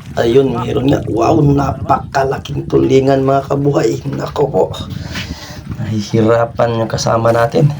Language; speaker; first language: Filipino; non-native, local second language; Cebuano